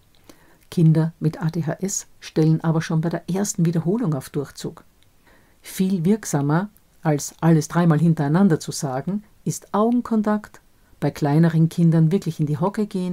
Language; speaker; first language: German; native; German